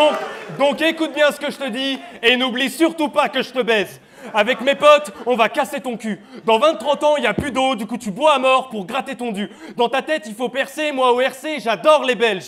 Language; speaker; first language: French; native; French